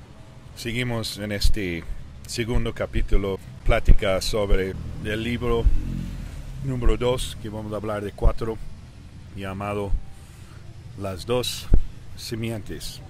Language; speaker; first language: Spanish; early bilingual, heritage; English